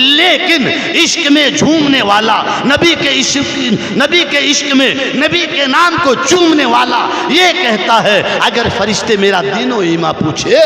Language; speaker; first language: Urdu; non-native, local second language; Bangla